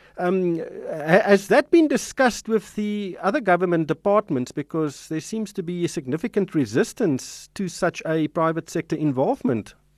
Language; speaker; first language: English; non-native, local second language; Afrikaans